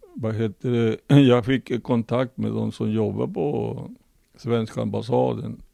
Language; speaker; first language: Swedish; non-native, fluent; Spanish